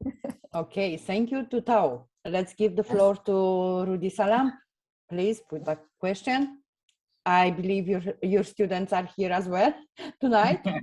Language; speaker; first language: English; non-native, fluent; Romanian